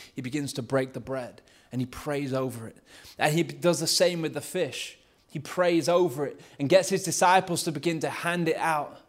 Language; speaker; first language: English; native; English